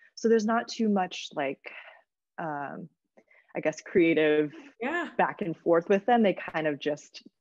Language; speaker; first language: English; native; English